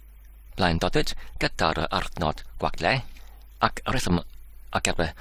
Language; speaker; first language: Welsh; non-native, fluent; English